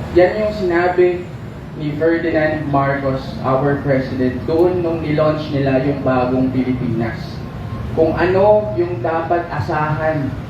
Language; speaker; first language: Filipino; non-native, local second language; Pangasinan